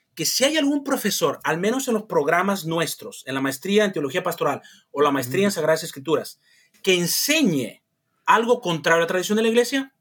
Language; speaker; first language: Spanish; native; Spanish